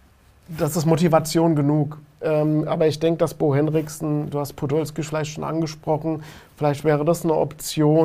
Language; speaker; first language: German; native; German